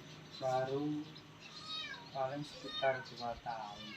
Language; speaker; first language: Indonesian; non-native, local second language; Javanese